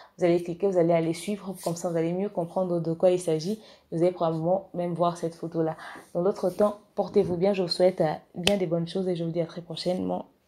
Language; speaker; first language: French; non-native, local second language; Lingala